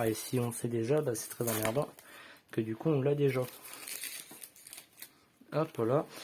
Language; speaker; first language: French; native; French